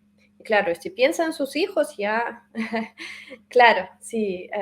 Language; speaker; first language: Spanish; non-native, fluent; Russian